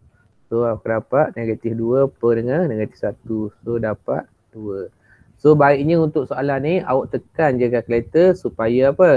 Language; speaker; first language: Malay; native; Malay